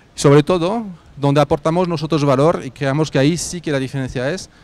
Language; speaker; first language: Spanish; non-native, fluent; French